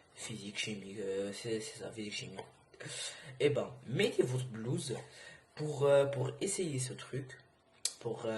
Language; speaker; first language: French; non-native, local second language; Arabic